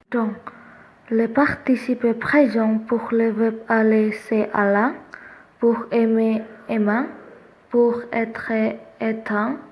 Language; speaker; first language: French; non-native, learner; Indonesian